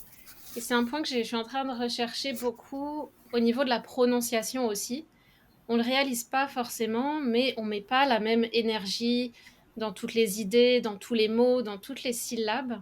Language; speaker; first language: French; native; French